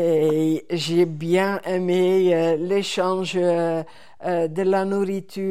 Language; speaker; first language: French; non-native, fluent; Dutch